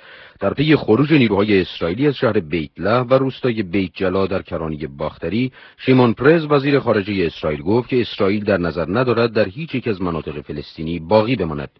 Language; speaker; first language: Persian; native; Persian